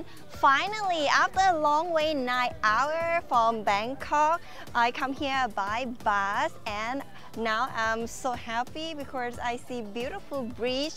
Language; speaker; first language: English; non-native, learner; Thai